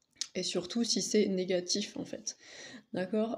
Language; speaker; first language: French; native; French